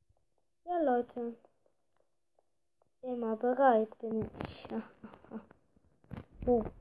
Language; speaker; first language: German; early bilingual, other home language; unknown